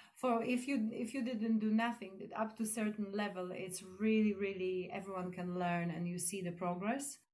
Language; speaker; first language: English; non-native, fluent; Polish